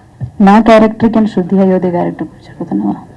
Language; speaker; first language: Telugu; non-native, learner; Malayalam